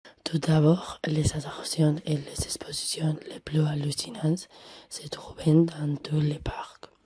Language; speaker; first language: French; non-native, learner; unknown